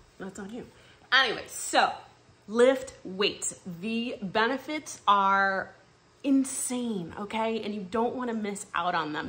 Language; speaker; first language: English; native; English